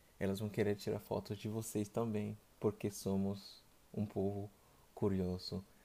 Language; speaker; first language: Portuguese; non-native, fluent; Haitian Creole